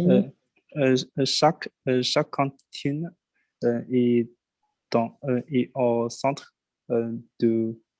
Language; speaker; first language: French; non-native, learner; Chinese